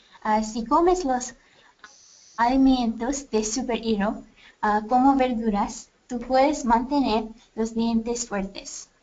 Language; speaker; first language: Spanish; non-native, learner; English